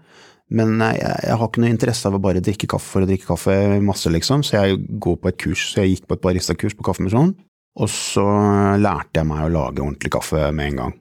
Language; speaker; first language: Norwegian; native; Norwegian